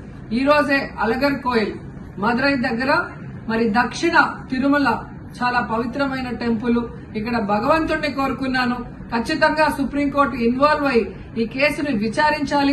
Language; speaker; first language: Telugu; native; Telugu